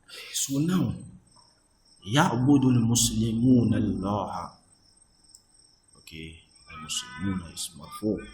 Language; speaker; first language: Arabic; non-native, fluent; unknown